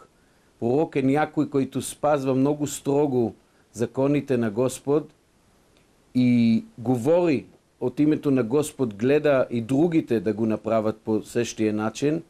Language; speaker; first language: Bulgarian; non-native, fluent; Hebrew